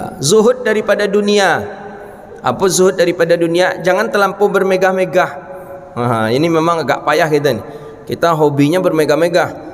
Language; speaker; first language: Malay; non-native, local second language; Minangkabau